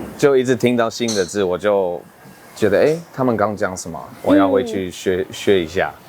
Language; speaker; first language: Chinese; non-native, fluent; Dutch